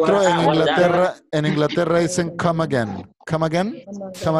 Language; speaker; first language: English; non-native, fluent; Spanish